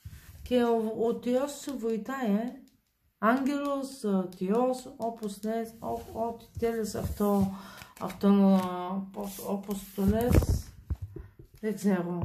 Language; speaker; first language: Greek; non-native, learner; Bulgarian